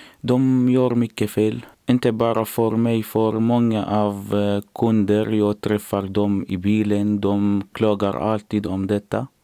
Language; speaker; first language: Swedish; non-native, learner; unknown